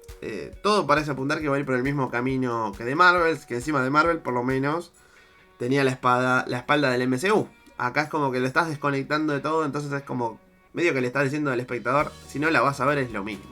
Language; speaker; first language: Spanish; native; Spanish